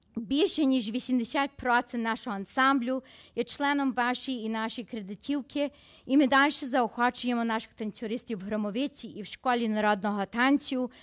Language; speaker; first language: Ukrainian; early bilingual, heritage; Ukrainian